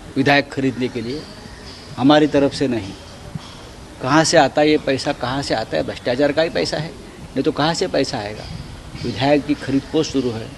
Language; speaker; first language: Hindi; non-native, local second language; Marathi